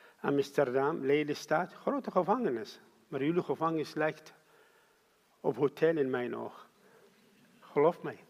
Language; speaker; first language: Dutch; non-native, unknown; Arabic